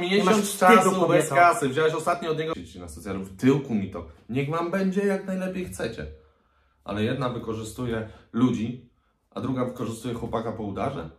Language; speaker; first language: Polish; native; Polish